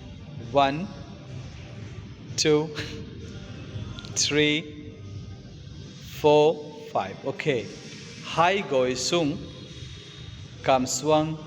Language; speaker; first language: Vietnamese; non-native, fluent; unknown